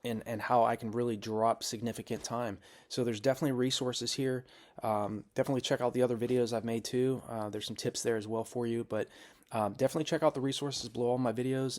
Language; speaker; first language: English; native; English